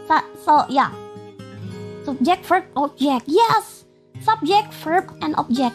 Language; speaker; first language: English; non-native, fluent; Indonesian